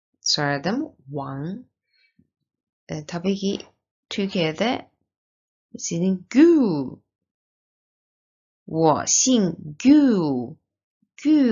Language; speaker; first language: Turkish; non-native, learner; Chinese